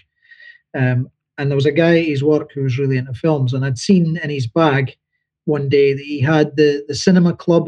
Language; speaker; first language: English; native; English